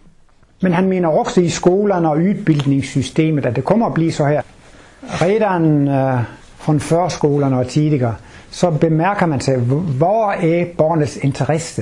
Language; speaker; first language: Swedish; non-native, fluent; Danish